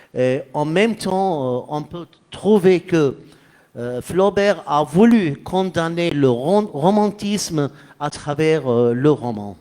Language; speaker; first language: French; non-native, fluent; Arabic